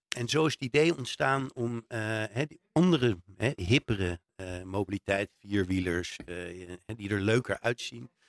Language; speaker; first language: Dutch; native; Dutch